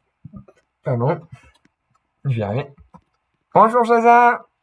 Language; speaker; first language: French; native; French